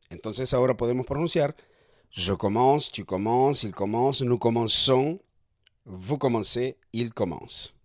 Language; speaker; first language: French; non-native, fluent; Spanish